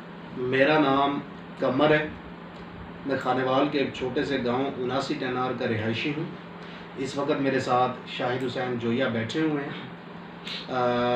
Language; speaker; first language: Hindi; non-native, local second language; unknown